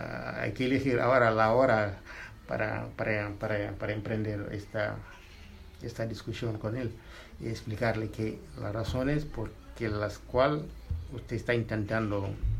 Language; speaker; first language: Spanish; non-native, fluent; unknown